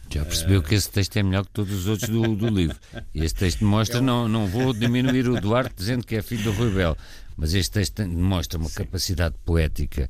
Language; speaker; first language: Portuguese; native; Portuguese